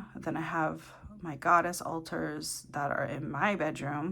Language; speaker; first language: English; native; English